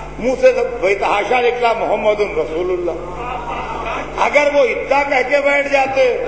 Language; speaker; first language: Urdu; native; Urdu